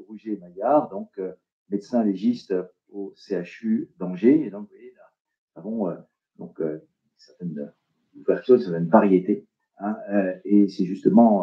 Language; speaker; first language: French; native; French